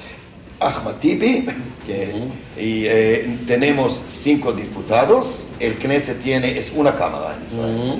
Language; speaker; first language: Spanish; non-native, fluent; Hebrew